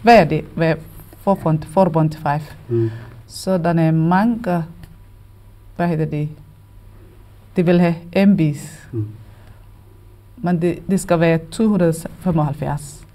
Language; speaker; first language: Danish; non-native, learner; Somali